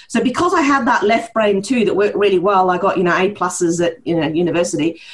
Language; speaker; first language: English; early bilingual, heritage; Norwegian